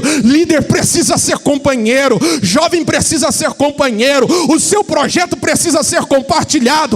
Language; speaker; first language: Portuguese; native; Portuguese